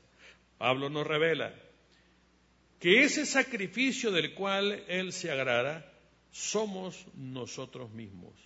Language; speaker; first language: Spanish; native; Spanish